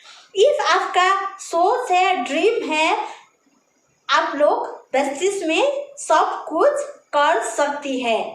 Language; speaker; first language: Hindi; non-native, local second language; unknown